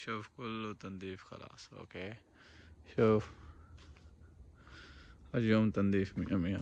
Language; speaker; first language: Arabic; non-native, learner; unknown